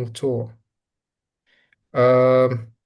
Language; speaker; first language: Chinese; non-native, learner; Indonesian